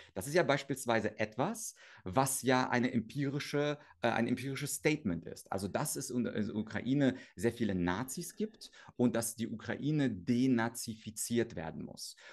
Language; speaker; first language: German; early bilingual, other home language; Russian